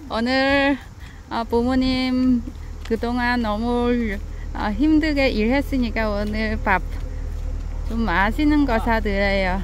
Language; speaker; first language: Korean; non-native, learner; Vietnamese